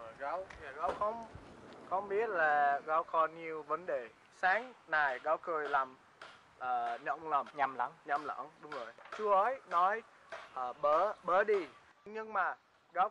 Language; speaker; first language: Vietnamese; non-native, learner; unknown